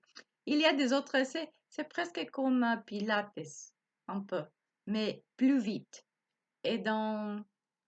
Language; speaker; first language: French; non-native, learner; Spanish